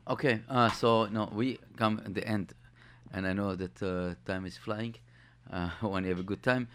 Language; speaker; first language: English; non-native, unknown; Hebrew